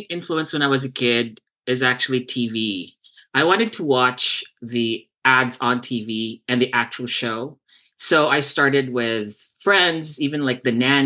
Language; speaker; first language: English; non-native, local second language; Cebuano